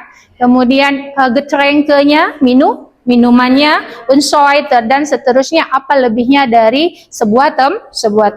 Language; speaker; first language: Indonesian; native; Indonesian